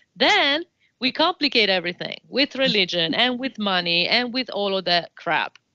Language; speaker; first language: English; non-native, fluent; Italian